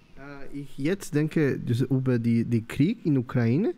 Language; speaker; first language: German; non-native, learner; Spanish